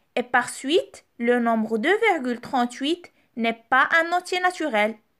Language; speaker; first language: French; non-native, local second language; Arabic